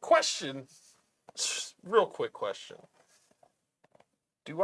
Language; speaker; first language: English; native; English